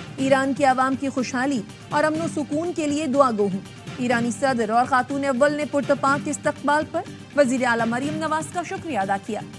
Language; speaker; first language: Urdu; native; Urdu